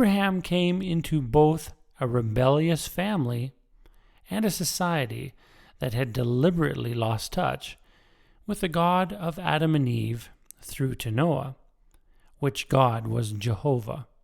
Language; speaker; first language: English; native; English